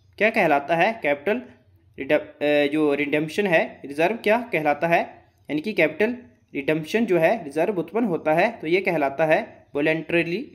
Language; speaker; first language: Hindi; native; Hindi